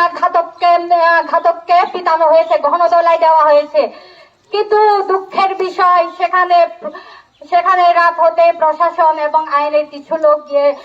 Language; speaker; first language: Bangla; non-native, local second language; Chakma